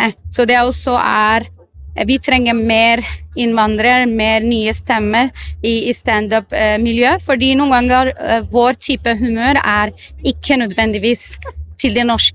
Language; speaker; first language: Norwegian; non-native, fluent; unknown